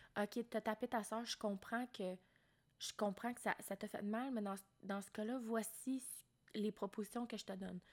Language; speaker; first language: French; native; French